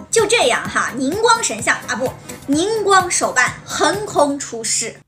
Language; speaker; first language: Chinese; native; Chinese